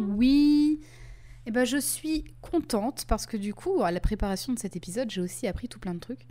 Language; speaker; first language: French; native; French